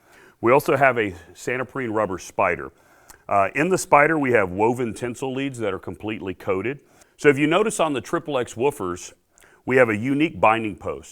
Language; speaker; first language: English; native; English